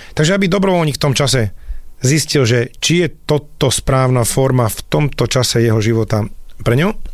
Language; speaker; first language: Slovak; native; Slovak